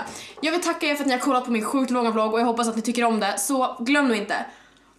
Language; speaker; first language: Swedish; native; Swedish